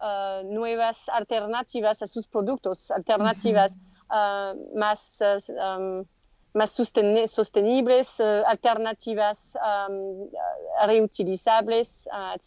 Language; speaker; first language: Spanish; non-native, learner; French